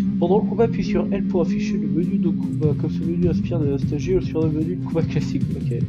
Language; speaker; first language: French; native; French